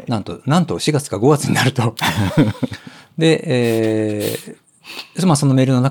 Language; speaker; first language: Japanese; native; Japanese